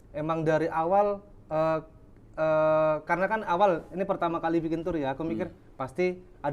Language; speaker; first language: Indonesian; native; Indonesian